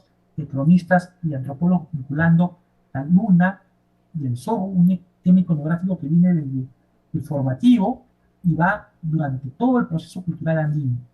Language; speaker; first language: Spanish; native; Spanish